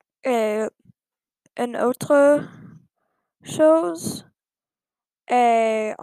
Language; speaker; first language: French; non-native, learner; English